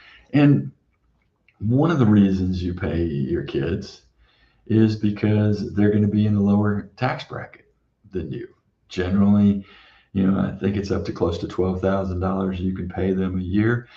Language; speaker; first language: English; native; English